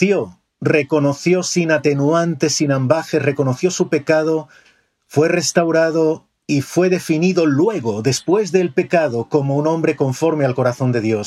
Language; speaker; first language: Spanish; native; Spanish